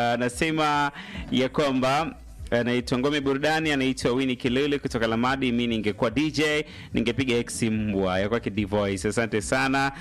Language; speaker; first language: Swahili; native; Swahili